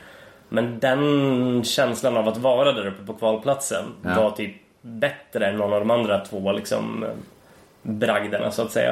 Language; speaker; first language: Swedish; native; Swedish